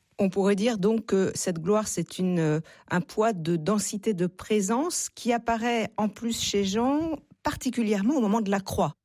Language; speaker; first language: French; native; French